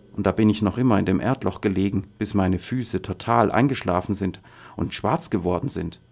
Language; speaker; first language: German; non-native, fluent; Arabic